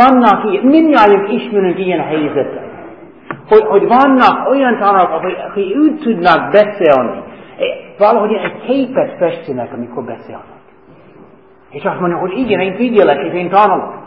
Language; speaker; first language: Hungarian; non-native, fluent; English